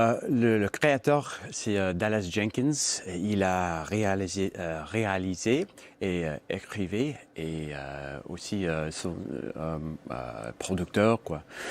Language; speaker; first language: French; non-native, learner; English